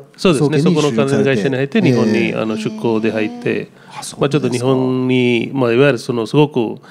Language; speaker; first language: Japanese; non-native, fluent; Telugu